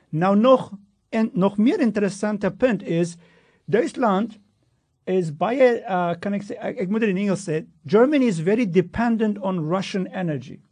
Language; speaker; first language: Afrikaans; non-native, fluent; Turkish